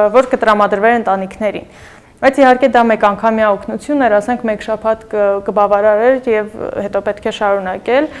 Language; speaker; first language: Armenian; native; Armenian